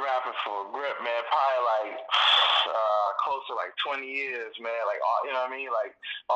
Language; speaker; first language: English; early bilingual, other home language; Spanish